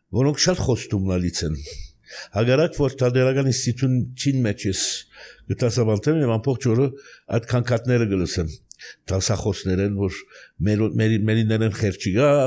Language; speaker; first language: Armenian; early bilingual, heritage; Armenian